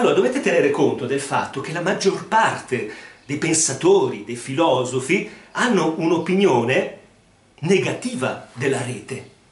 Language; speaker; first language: Italian; non-native, fluent; Spanish